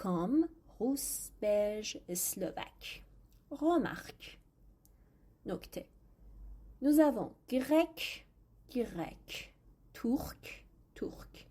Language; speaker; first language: French; non-native, fluent; Persian